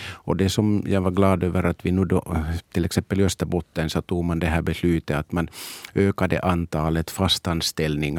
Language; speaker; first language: Swedish; native; Swedish